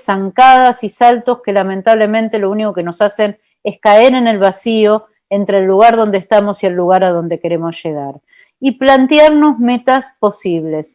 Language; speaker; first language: Spanish; native; Spanish